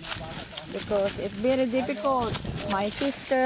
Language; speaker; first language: English; non-native, learner; Filipino